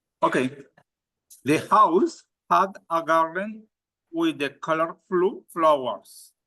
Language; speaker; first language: English; non-native, learner; Spanish